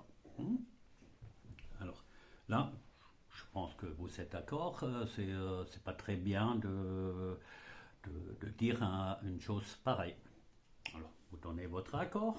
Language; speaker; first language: French; non-native, fluent; German